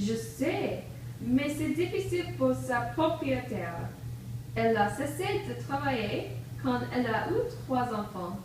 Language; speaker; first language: French; non-native, learner; English